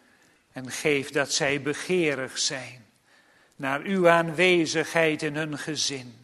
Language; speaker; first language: Dutch; native; Dutch